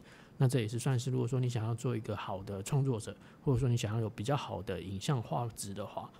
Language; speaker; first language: Chinese; native; Chinese